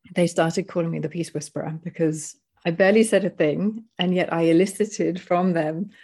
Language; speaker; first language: English; native; English